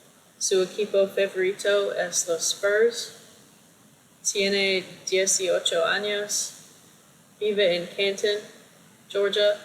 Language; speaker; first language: Spanish; non-native, learner; English